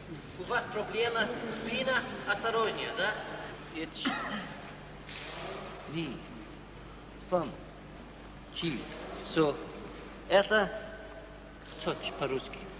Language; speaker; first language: Russian; non-native, learner; English